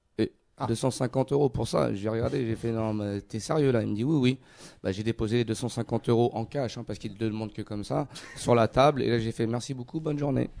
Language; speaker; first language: French; native; French